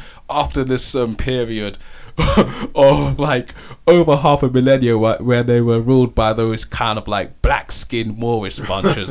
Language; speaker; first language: English; native; English